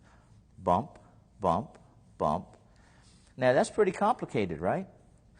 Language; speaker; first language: English; native; English